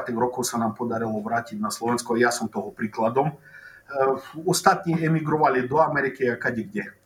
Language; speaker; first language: Slovak; non-native, local second language; Rusyn